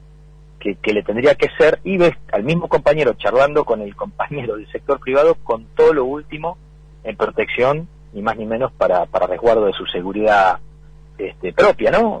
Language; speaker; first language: Spanish; native; Spanish